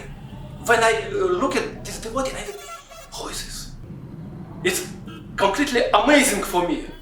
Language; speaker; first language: English; non-native, learner; Russian